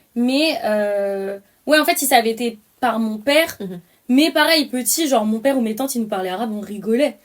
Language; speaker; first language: French; early bilingual, other home language; Wolof